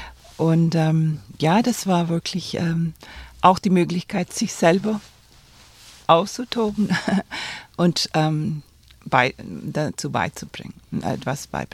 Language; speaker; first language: German; non-native, fluent; Spanish